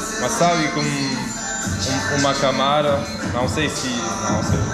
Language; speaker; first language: Portuguese; non-native, learner; French